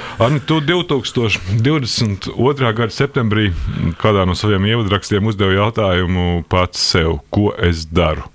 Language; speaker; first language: Latvian; native; Latvian